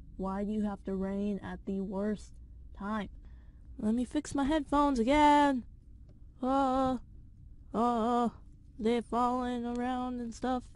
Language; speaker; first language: English; native; English